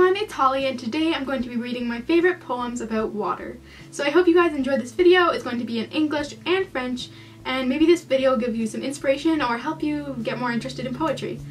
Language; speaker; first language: English; native; English